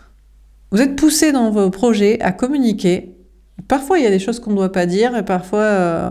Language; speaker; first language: French; native; French